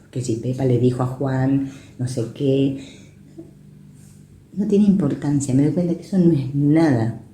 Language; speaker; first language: Spanish; native; Spanish